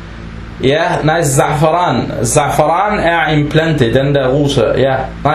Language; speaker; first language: Danish; non-native, fluent; Arabic